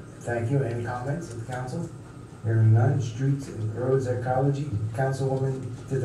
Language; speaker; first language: English; native; English